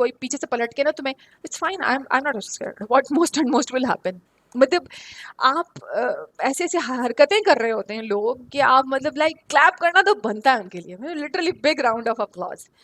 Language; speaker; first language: Urdu; native; Urdu